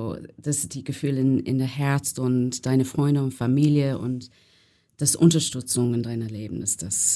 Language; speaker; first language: German; non-native, fluent; English